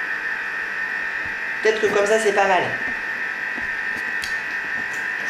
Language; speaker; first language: French; native; French